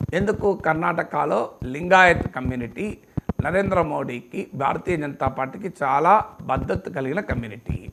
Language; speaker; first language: Telugu; native; Telugu